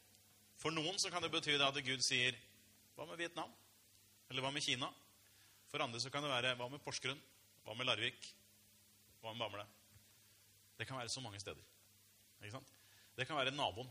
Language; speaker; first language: Norwegian; native; Norwegian